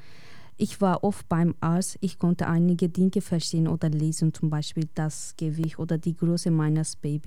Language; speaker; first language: German; non-native, fluent; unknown